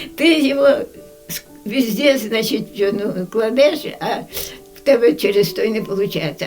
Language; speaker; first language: Russian; non-native, local second language; Ukrainian